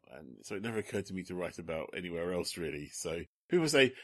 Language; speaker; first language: English; native; English